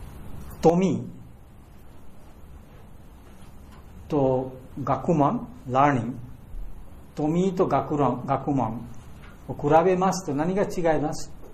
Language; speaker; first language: Japanese; non-native, fluent; Bangla